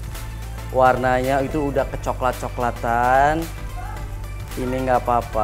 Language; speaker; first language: Indonesian; native; Indonesian